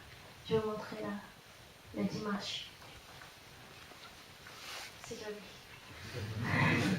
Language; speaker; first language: French; non-native, fluent; Japanese